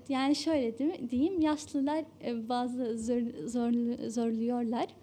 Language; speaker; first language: Turkish; non-native, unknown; Arabic